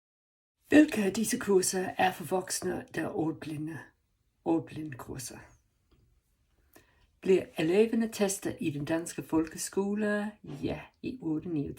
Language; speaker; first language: Danish; non-native, learner; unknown